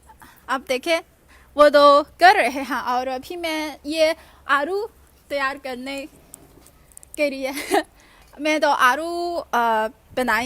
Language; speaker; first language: Hindi; non-native, fluent; Chinese